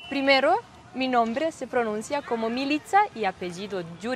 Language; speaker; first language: Spanish; non-native, fluent; Serbian